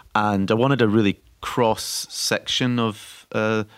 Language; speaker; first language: English; native; English